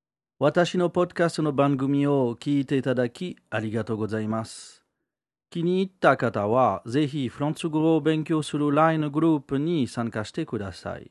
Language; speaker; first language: Japanese; non-native, fluent; French